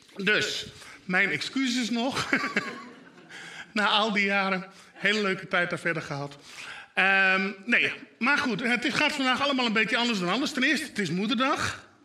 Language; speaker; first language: Dutch; non-native, local second language; Western Frisian